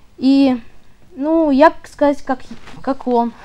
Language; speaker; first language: Russian; non-native, local second language; Yakut